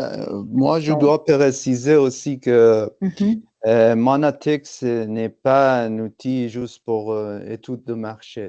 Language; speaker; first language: French; non-native, fluent; Persian